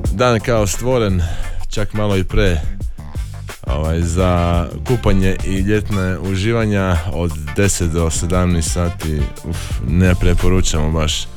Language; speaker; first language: Serbian; native; Serbian